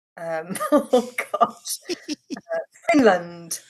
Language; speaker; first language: English; native; English